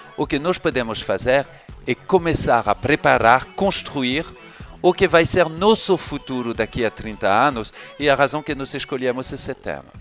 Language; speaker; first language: Portuguese; non-native, fluent; French